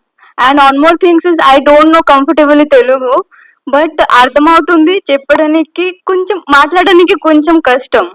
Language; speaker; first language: Telugu; non-native, learner; Odia